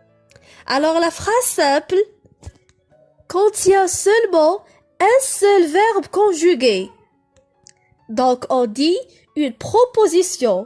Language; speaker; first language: French; non-native, local second language; Arabic